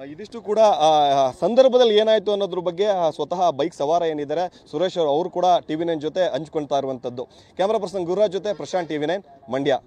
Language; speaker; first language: Kannada; native; Kannada